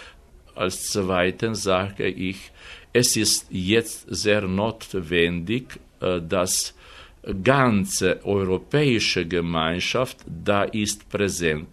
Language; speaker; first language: German; non-native, fluent; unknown